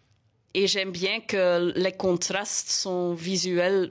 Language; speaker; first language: French; non-native, fluent; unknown